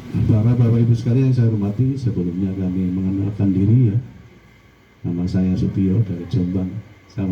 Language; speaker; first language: Indonesian; non-native, local second language; Javanese